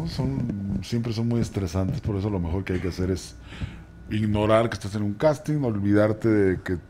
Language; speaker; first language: Spanish; native; Spanish